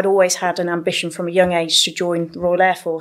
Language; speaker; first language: English; native; English